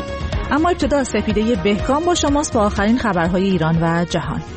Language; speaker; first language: Persian; native; Persian